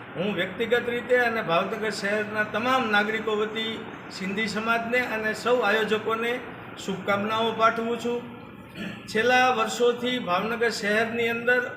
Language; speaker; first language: Gujarati; native; Gujarati